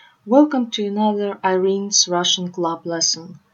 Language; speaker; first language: English; non-native, fluent; Russian